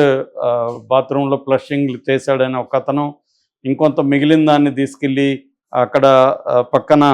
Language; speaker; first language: Telugu; native; Telugu